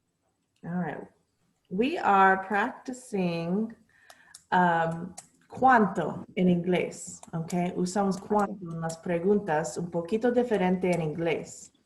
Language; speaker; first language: Spanish; non-native, learner; English